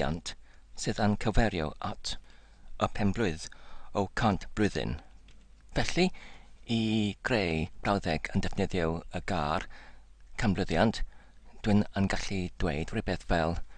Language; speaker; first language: Welsh; non-native, learner; English